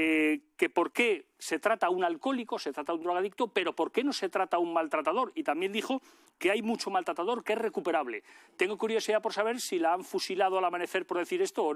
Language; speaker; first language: Spanish; native; Spanish